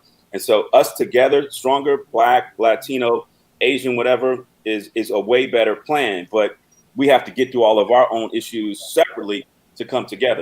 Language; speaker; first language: English; native; English